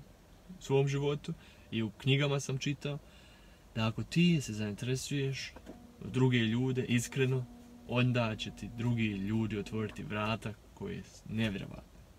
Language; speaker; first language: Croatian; early bilingual, heritage; Croatian